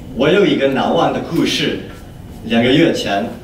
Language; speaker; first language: Chinese; non-native, learner; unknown